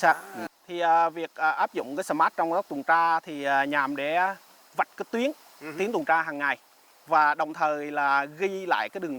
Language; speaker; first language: Vietnamese; native; Vietnamese